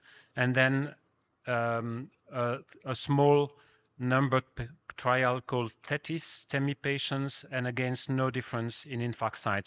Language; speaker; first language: English; non-native, fluent; French